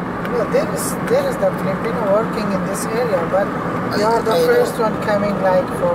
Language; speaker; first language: English; non-native, learner; Kurdish